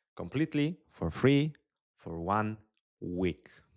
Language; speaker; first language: English; non-native, fluent; Polish